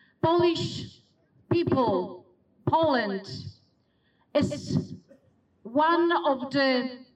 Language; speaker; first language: English; non-native, fluent; Polish